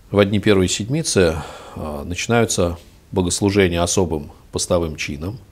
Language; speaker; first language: Russian; native; Russian